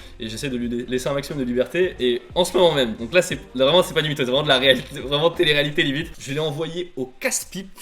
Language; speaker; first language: French; native; French